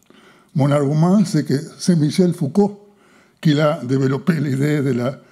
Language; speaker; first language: French; non-native, fluent; Spanish